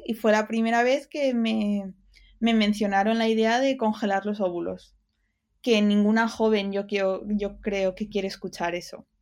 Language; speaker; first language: Spanish; early bilingual, other home language; English